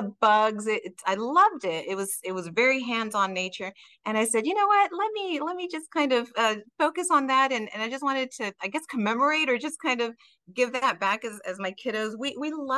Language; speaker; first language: English; early bilingual, other home language; Spanish